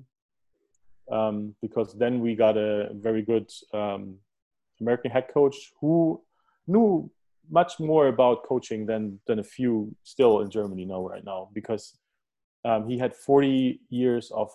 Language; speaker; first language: English; early bilingual, other home language; German